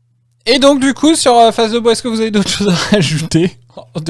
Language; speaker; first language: French; native; French